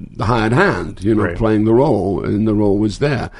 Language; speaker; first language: English; native; English